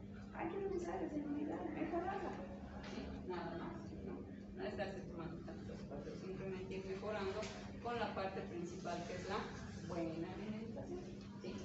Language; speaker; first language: Spanish; native; Spanish